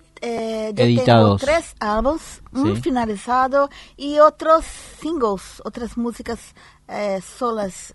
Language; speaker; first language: Spanish; non-native, learner; Portuguese